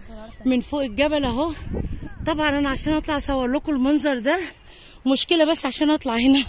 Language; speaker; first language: Arabic; native; Arabic